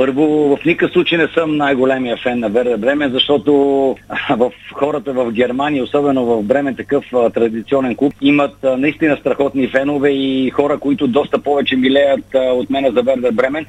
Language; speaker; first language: Bulgarian; native; Bulgarian